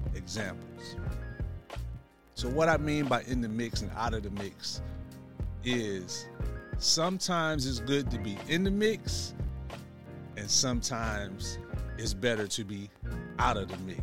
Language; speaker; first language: English; native; English